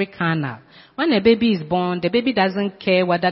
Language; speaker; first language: English; non-native, local second language; Akan